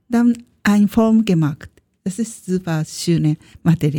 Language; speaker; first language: German; non-native, learner; Japanese